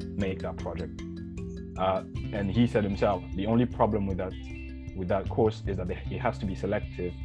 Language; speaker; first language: English; non-native, fluent; French